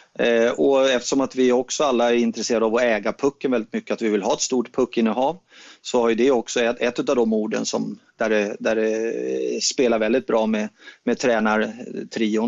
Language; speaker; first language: Swedish; native; Swedish